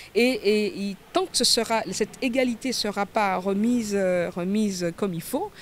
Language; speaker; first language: French; native; French